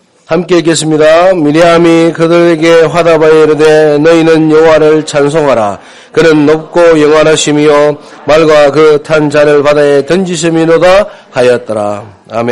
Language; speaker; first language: Korean; native; Korean